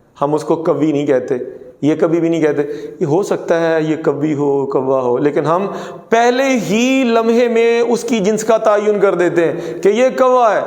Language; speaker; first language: Urdu; non-native, local second language; Punjabi